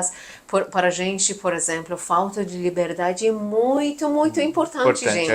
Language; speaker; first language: Portuguese; non-native, learner; Persian